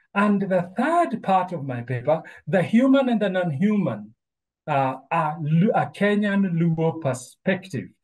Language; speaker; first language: English; non-native, local second language; Luo (Kenya and Tanzania)